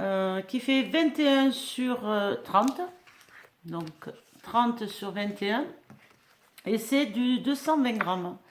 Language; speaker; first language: French; native; French